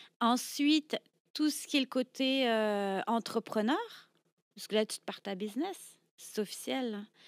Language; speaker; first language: French; native; French